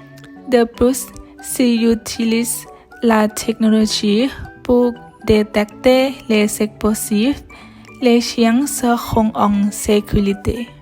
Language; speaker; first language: French; non-native, learner; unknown